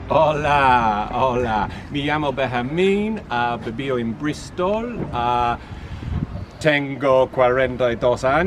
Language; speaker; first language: Spanish; non-native, learner; English